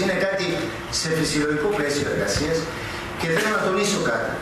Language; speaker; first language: Greek; non-native, fluent; Serbian